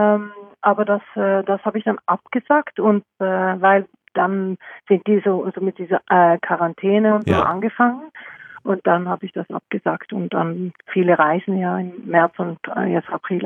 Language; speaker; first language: German; non-native, fluent; Norwegian